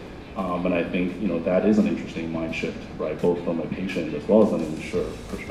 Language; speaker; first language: English; native; English